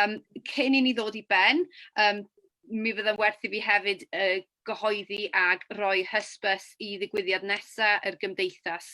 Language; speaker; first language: Welsh; native; Welsh